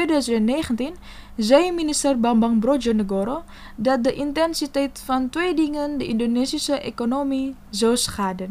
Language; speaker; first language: Dutch; non-native, fluent; Indonesian